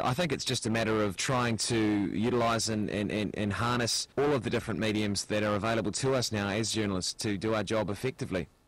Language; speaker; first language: English; native; English